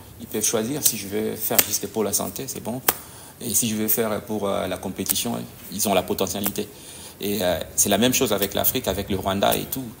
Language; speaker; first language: French; non-native, local second language; Lingala